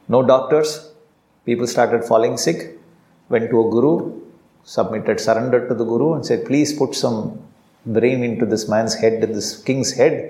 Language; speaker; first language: English; non-native, local second language; Tamil